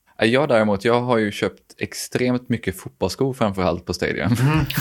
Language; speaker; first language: Swedish; native; Swedish